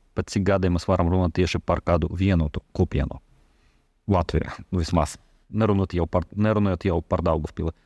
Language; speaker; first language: Latvian; non-native, local second language; Russian